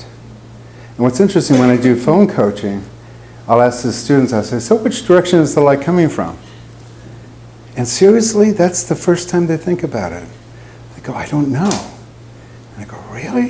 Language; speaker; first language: English; native; English